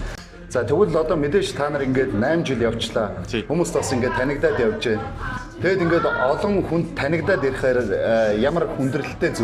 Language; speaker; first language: Mongolian; native; Mongolian